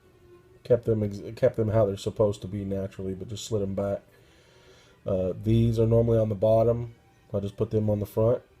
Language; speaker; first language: English; native; English